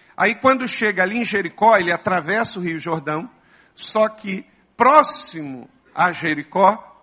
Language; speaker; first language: Portuguese; native; Portuguese